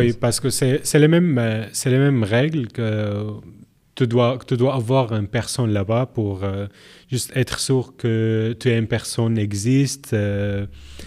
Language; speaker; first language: French; non-native, learner; Arabic